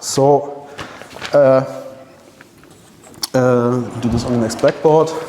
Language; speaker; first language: English; non-native, fluent; German